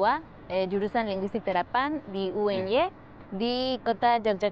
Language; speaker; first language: Indonesian; non-native, fluent; Spanish